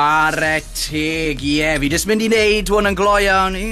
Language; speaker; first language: Welsh; native; Welsh